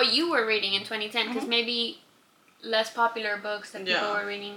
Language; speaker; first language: English; non-native, fluent; Spanish